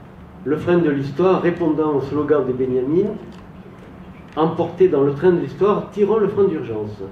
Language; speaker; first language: French; native; French